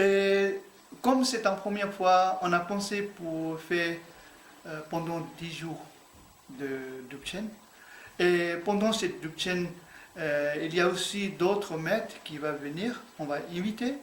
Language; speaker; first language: French; non-native, learner; Tibetan